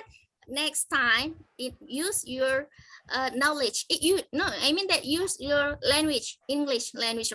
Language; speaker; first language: English; non-native, fluent; Indonesian